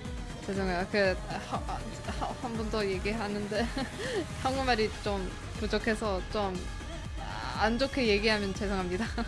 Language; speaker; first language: Korean; early bilingual, heritage; English